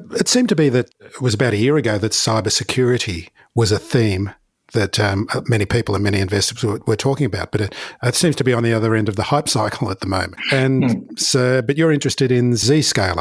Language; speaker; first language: English; native; English